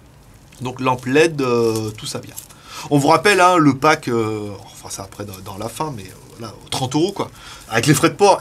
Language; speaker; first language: French; native; French